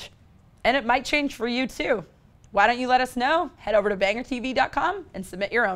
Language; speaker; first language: English; native; English